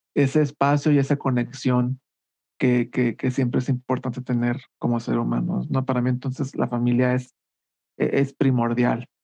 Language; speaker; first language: Spanish; native; Spanish